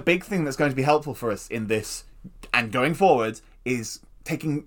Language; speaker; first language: English; native; English